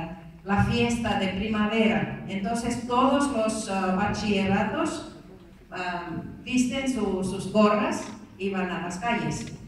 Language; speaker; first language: Spanish; non-native, fluent; Finnish